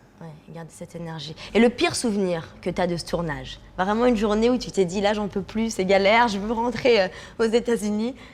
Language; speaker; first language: French; native; French